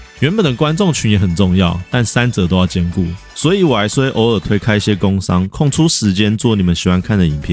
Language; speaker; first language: Chinese; native; Chinese